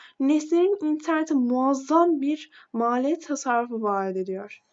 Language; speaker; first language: Turkish; native; Turkish